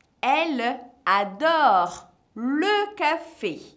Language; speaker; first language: French; non-native, fluent; Portuguese